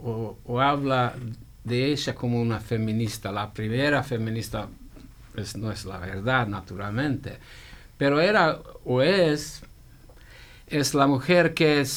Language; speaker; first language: Spanish; non-native, fluent; Hungarian